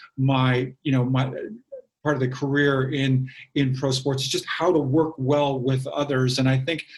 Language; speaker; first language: English; native; English